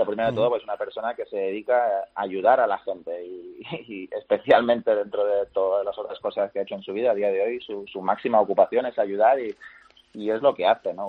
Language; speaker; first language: Spanish; native; Spanish